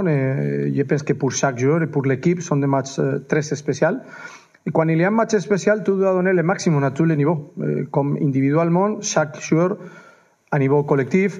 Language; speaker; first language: French; non-native, fluent; Spanish